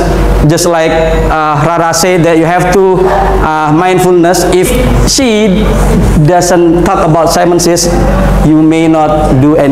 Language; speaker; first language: English; non-native, fluent; Indonesian